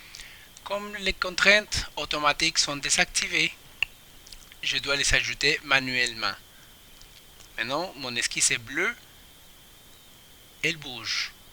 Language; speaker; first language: French; non-native, fluent; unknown